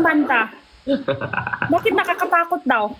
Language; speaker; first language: Filipino; non-native, learner; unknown